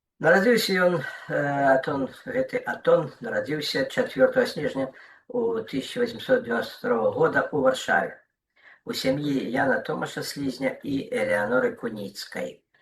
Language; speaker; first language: Belarusian; non-native, local second language; Russian